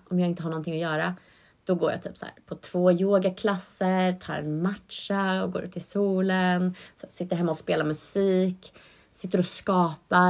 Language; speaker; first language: Swedish; native; Swedish